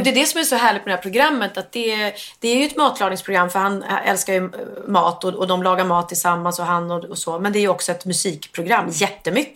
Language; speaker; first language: Swedish; native; Swedish